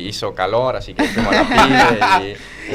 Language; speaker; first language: Spanish; non-native, fluent; Danish